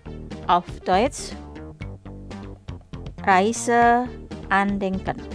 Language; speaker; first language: German; non-native, fluent; Indonesian